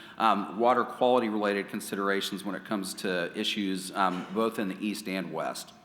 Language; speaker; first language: English; native; English